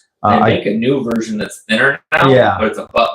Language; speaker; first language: English; native; English